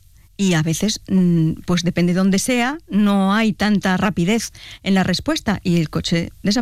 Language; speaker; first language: Spanish; native; Spanish